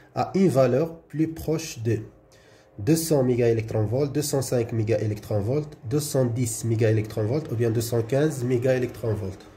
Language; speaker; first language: French; non-native, local second language; Arabic